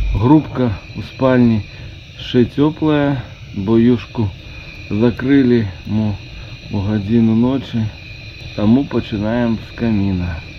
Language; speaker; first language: Belarusian; native; Belarusian